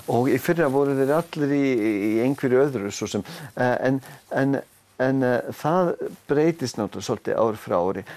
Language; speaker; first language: Icelandic; non-native, fluent; German